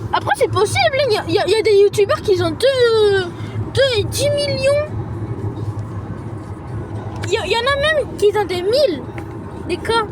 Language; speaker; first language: French; early bilingual, other home language; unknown